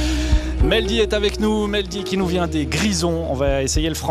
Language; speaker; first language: French; native; French